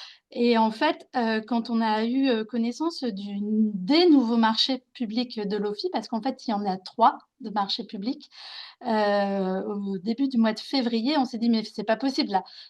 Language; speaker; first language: French; native; French